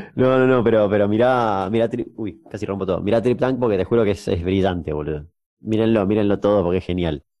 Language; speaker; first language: Spanish; native; Spanish